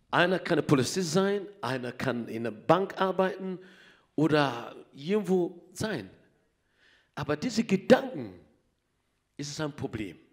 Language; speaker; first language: German; non-native, learner; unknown